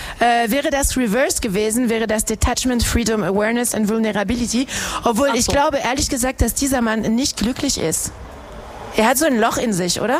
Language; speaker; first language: German; non-native, fluent; French